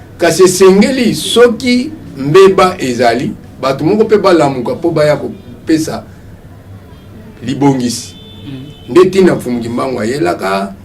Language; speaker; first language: Lingala; non-native, local second language; Kongo